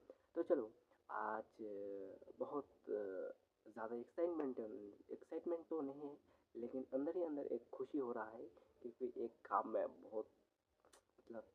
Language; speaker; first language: Hindi; non-native, local second language; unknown